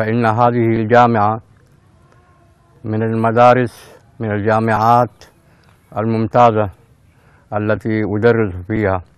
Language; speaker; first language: Arabic; non-native, fluent; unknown